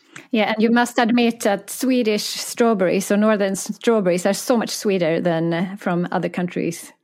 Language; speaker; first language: English; non-native, fluent; Swedish